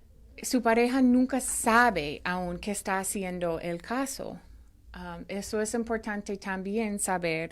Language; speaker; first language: Spanish; non-native, fluent; English